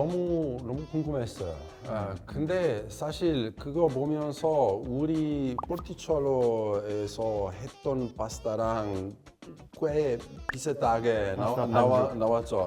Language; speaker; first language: Korean; non-native, fluent; Italian